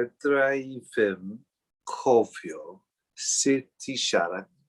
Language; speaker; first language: Welsh; non-native, learner; English